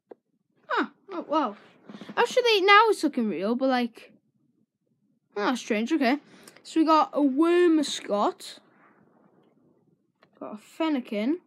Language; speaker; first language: English; native; English